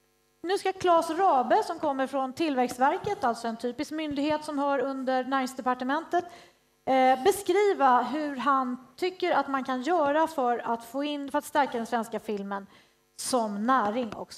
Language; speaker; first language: Swedish; native; Swedish